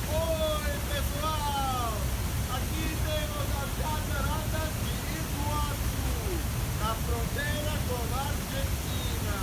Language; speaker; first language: Portuguese; non-native, learner; English